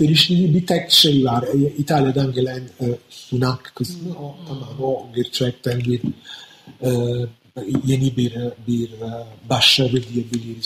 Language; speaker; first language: Turkish; non-native, fluent; Italian